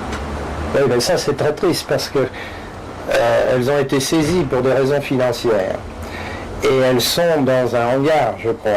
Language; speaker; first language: French; native; French